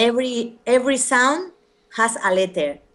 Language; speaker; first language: English; non-native, learner; Spanish